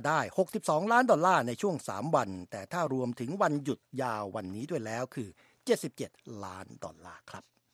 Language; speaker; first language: Thai; native; Thai